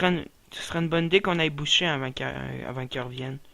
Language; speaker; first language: French; native; French